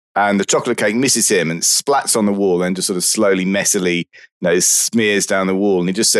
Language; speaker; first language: English; native; English